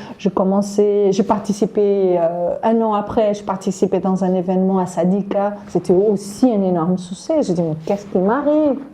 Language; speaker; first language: French; non-native, fluent; Portuguese